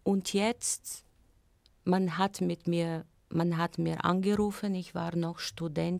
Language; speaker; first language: German; non-native, learner; Bulgarian